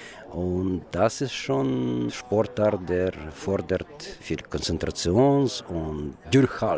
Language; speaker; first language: German; non-native, learner; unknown